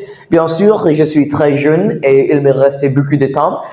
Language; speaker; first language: French; non-native, learner; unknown